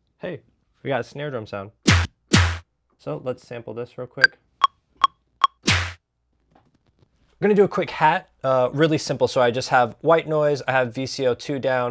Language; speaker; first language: English; native; English